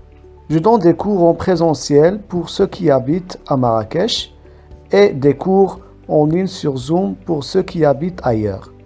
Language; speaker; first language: French; non-native, local second language; Arabic